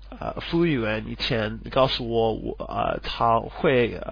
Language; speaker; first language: Chinese; non-native, learner; English